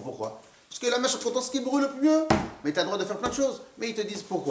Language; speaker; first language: French; native; French